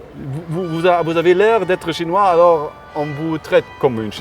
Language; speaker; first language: French; non-native, learner; German